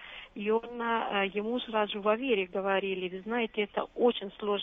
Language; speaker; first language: Russian; non-native, fluent; Italian